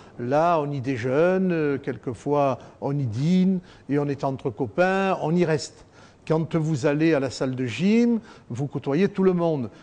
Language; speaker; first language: French; native; French